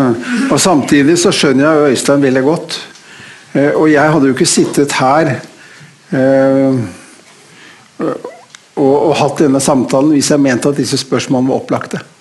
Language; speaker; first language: Norwegian; native; Norwegian